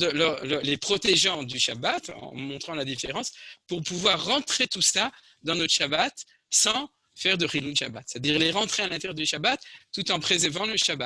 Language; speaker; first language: French; native; French